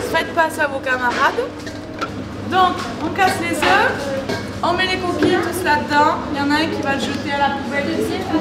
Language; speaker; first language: French; native; French